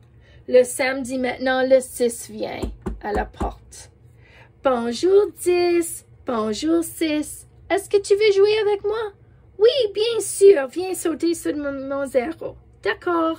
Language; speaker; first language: French; non-native, fluent; English